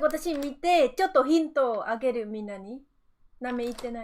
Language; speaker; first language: Japanese; non-native, learner; Vietnamese